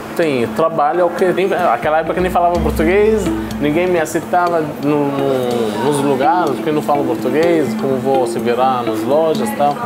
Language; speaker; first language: Portuguese; non-native, learner; Arabic